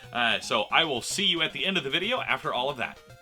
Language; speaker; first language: English; native; English